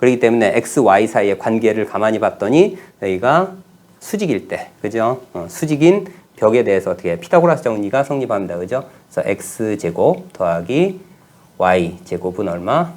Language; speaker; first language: Korean; native; Korean